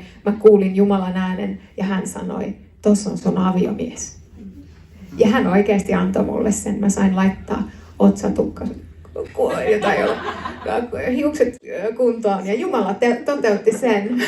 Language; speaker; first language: Finnish; native; Finnish